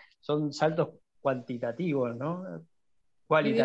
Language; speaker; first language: Spanish; native; Spanish